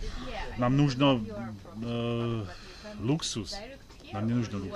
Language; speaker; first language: Russian; non-native, learner; Czech